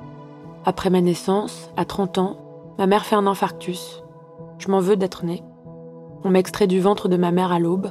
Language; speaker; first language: French; early bilingual, other home language; Arabic